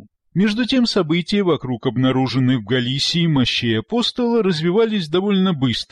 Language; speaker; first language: Russian; native; Russian